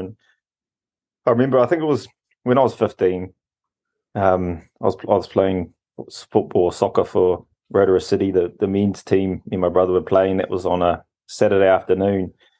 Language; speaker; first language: English; native; English